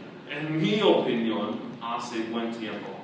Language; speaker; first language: Spanish; non-native, fluent; English